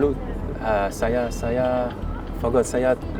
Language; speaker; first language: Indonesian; non-native, learner; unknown